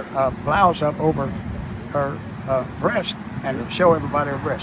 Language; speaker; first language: English; native; English